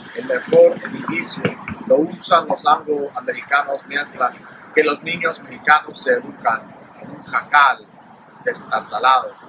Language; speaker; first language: Spanish; early bilingual, heritage; Spanish